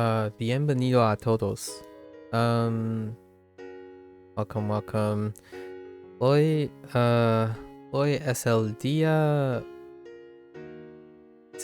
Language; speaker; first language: Spanish; non-native, learner; English